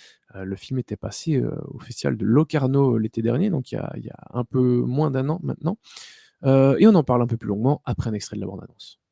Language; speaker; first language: French; native; French